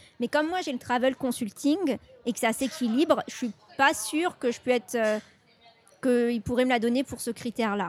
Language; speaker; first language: French; native; French